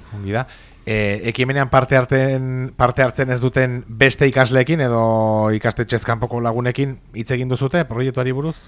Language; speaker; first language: Basque; native; Basque